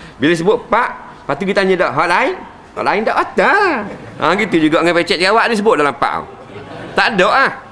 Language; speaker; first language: Malay; native; Malay